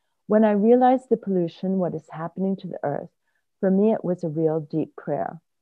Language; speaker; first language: English; native; English